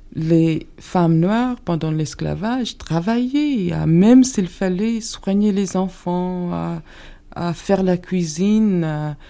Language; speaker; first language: French; non-native, fluent; English